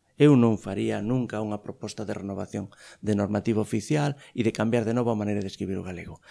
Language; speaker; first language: Galician; native; Galician